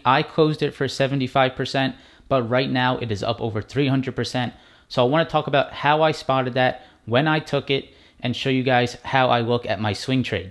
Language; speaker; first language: English; native; English